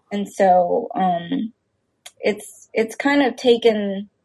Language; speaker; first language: English; native; English